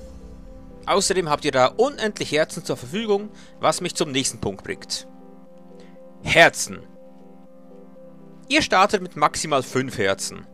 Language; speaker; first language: German; native; German